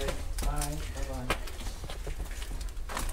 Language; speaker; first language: English; native; English